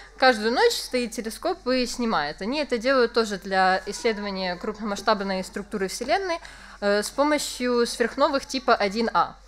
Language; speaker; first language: Russian; native; Russian